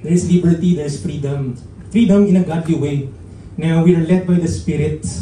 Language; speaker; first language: English; non-native, local second language; Filipino